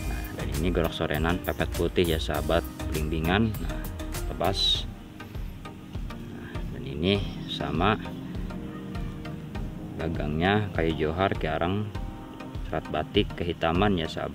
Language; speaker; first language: Indonesian; non-native, local second language; Sundanese